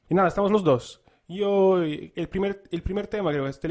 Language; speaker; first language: Spanish; non-native, fluent; Italian